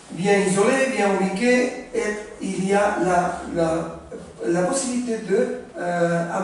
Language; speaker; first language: French; non-native, learner; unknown